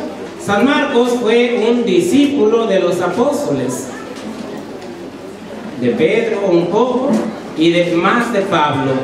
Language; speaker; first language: Spanish; native; Spanish